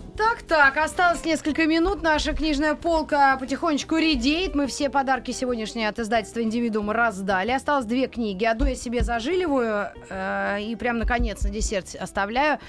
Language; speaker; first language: Russian; native; Russian